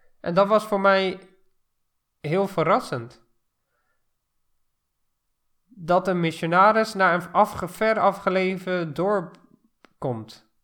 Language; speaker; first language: Dutch; non-native, fluent; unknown